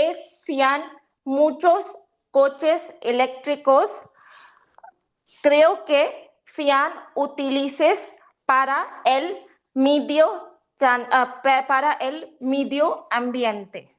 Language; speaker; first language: Spanish; non-native, learner; Urdu